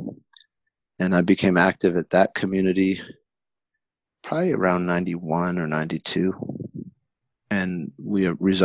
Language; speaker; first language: English; native; English